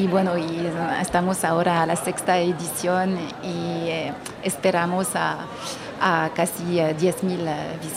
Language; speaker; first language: Spanish; non-native, fluent; French